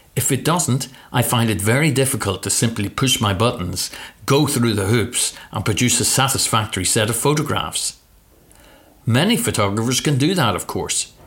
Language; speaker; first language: English; native; English